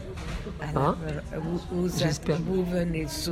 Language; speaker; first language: French; non-native, fluent; Hungarian